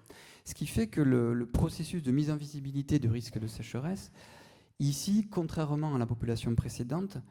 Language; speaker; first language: French; native; French